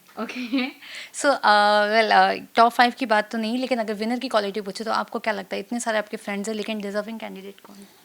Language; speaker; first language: Hindi; native; Hindi